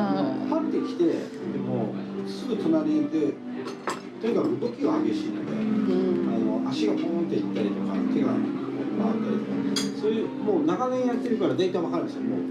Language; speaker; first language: Japanese; native; Japanese